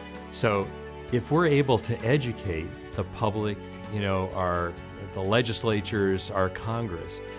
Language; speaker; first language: English; native; English